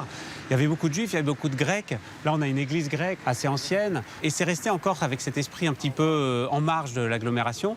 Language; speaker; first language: French; native; French